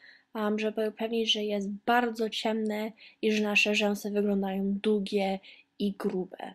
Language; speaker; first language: Polish; early bilingual, heritage; Polish